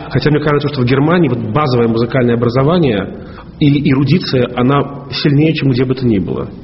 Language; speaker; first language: Russian; native; Russian